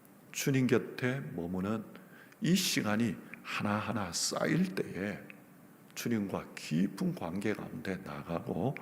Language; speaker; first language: Korean; native; Korean